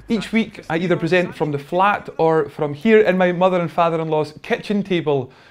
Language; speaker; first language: English; native; English